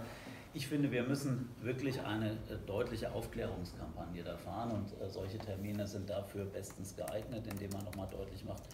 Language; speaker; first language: German; native; German